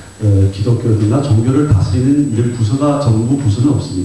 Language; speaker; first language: Korean; native; Korean